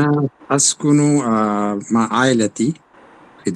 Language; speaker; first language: Arabic; non-native, learner; Urdu